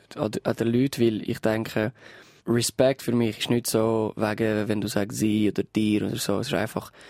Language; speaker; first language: German; non-native, local second language; French